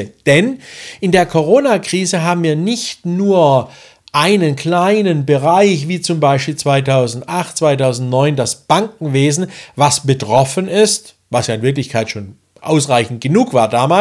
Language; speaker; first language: German; native; German